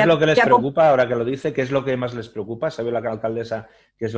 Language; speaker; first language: Spanish; native; Spanish